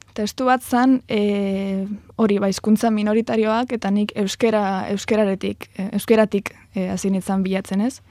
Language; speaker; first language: Basque; native; Basque